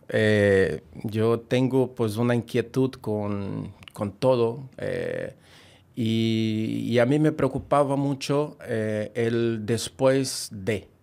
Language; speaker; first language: Spanish; non-native, fluent; Portuguese